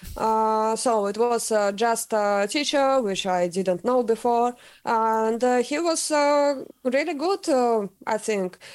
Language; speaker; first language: English; non-native, learner; Russian